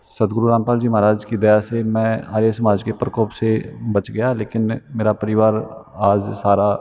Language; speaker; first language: Hindi; native; Hindi